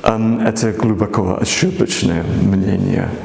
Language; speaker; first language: Russian; non-native, fluent; English